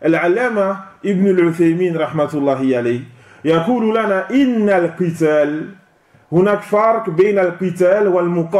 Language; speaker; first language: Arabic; non-native, fluent; French